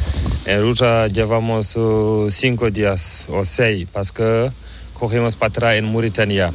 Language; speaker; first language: Spanish; non-native, learner; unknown